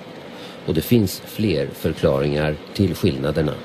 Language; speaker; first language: Swedish; native; Swedish